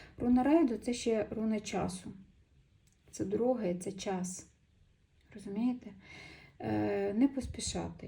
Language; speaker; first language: Ukrainian; non-native, local second language; Russian